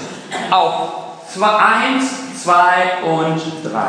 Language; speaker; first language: German; non-native, fluent; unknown